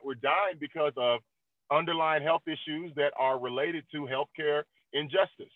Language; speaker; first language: English; native; English